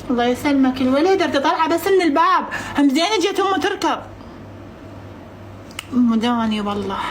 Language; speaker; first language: Arabic; native; Arabic